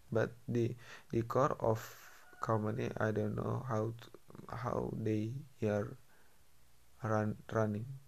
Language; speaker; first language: English; non-native, learner; Indonesian